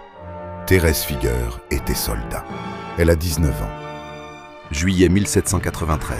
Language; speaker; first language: French; native; French